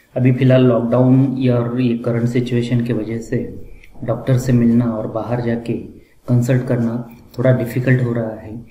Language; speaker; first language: Hindi; non-native, local second language; Marathi